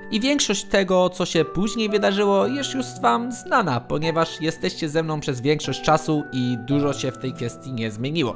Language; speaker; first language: Polish; early bilingual, other home language; English